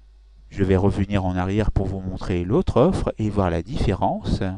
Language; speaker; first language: French; native; French